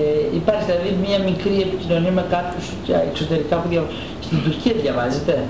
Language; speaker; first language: Greek; native; Greek